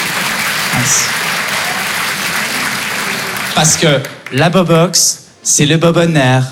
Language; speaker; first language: French; native; French